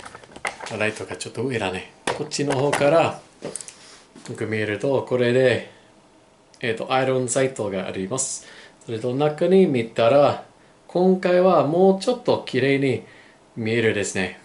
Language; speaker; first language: Japanese; non-native, learner; English